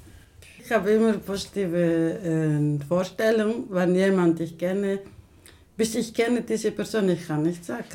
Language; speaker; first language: German; non-native, learner; Somali